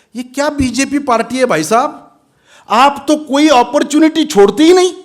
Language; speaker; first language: Hindi; non-native, local second language; Marathi